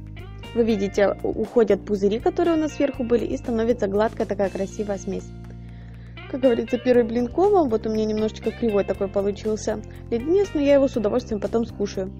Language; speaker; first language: Russian; native; Russian